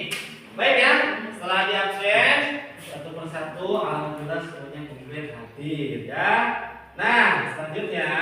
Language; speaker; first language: Indonesian; native; Indonesian